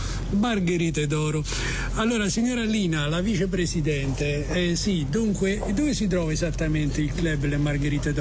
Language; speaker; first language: Italian; native; Italian